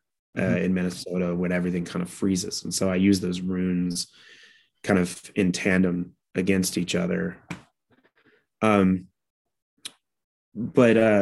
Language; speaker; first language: English; native; English